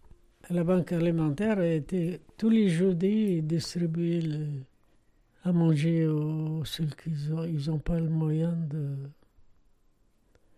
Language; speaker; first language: French; non-native, fluent; Arabic